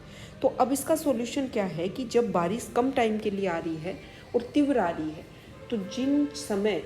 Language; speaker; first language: Hindi; native; Hindi